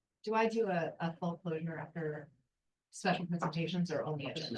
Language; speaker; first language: English; native; English